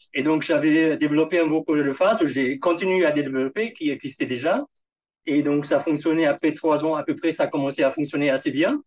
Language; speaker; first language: French; non-native, fluent; German